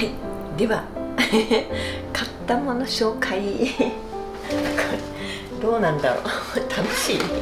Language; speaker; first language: Japanese; native; Japanese